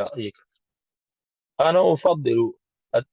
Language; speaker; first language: Arabic; non-native, learner; English